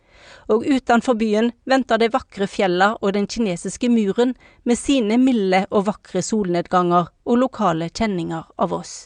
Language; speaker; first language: Norwegian; native; Norwegian